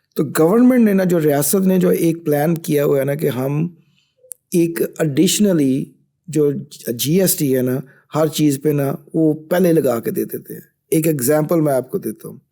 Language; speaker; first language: Urdu; non-native, local second language; Punjabi